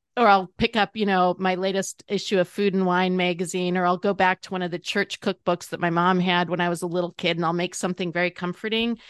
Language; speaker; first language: English; native; English